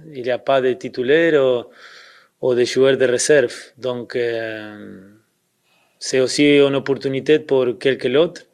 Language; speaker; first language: French; non-native, fluent; Spanish